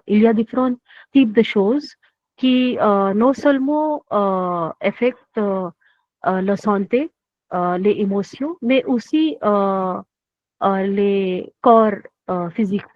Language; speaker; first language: French; non-native, learner; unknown